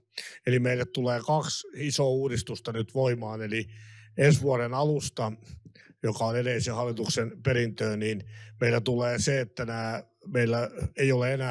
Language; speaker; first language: Finnish; native; Finnish